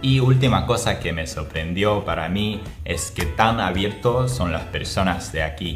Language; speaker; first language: Spanish; non-native, fluent; Japanese